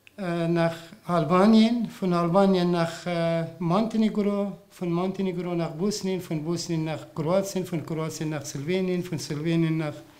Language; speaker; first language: German; non-native, learner; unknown